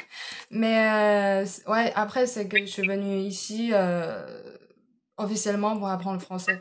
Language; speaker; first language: French; non-native, fluent; Chinese